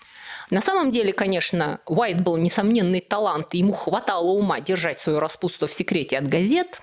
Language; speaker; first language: Russian; native; Russian